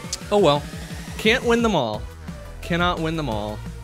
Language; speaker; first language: English; native; English